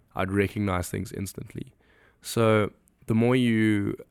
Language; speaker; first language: English; native; English